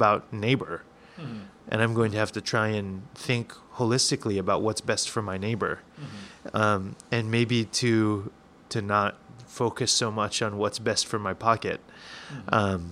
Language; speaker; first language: English; native; English